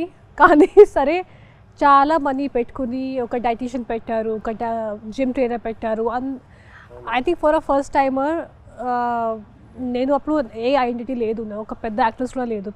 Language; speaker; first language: Telugu; non-native, fluent; Hindi